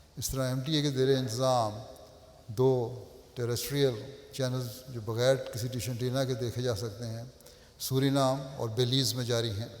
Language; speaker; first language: Urdu; native; Urdu